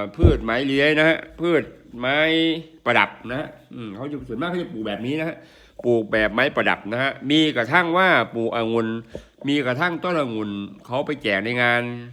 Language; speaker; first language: Thai; non-native, local second language; Northeastern Thai